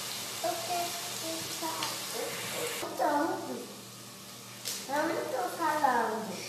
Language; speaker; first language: Portuguese; early bilingual, other home language; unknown